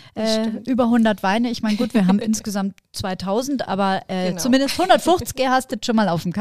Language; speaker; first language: German; native; German